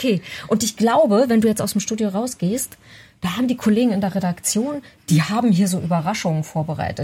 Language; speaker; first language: German; native; German